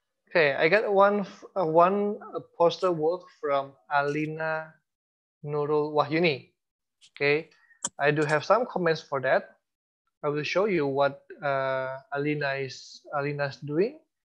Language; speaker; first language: English; non-native, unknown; Indonesian